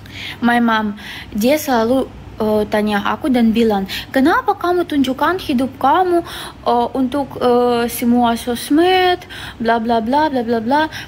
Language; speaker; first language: Indonesian; non-native, fluent; Russian